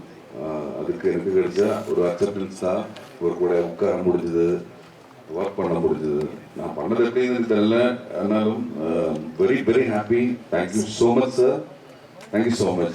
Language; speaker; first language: Tamil; non-native, local second language; Malayalam